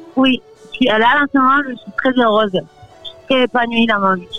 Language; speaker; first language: French; non-native, fluent; Spanish